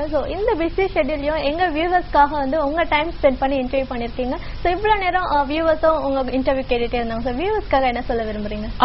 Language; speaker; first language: Tamil; native; Tamil